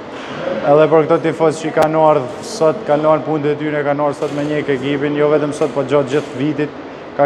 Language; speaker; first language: Albanian; native; Albanian